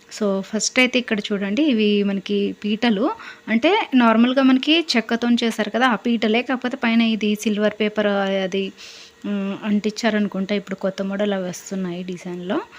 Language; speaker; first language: Telugu; non-native, local second language; Lambadi